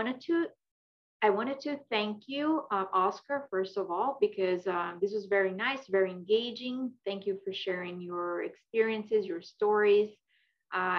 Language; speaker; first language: English; non-native, fluent; Portuguese